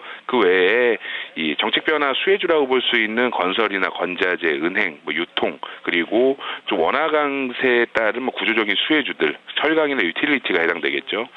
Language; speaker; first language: Korean; native; Korean